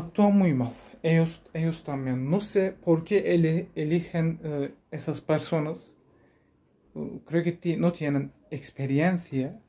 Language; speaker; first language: Spanish; non-native, learner; Turkish